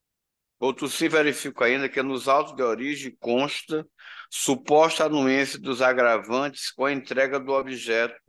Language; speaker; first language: Portuguese; native; Portuguese